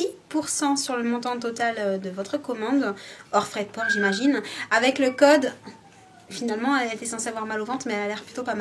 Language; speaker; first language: French; native; French